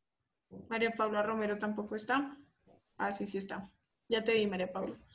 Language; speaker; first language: Spanish; native; Spanish